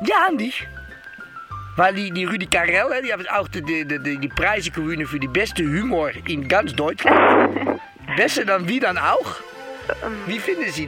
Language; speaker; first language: German; non-native, learner; Dutch